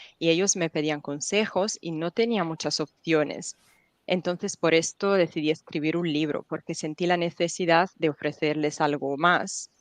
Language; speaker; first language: Spanish; non-native, fluent; English